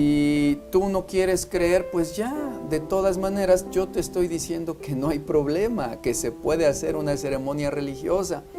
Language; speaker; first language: Spanish; native; Spanish